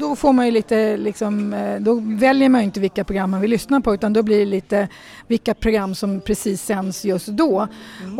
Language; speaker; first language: Swedish; native; Swedish